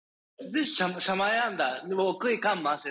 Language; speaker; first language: Chinese; non-native, learner; Japanese